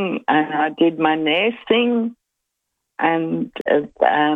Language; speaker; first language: English; native; English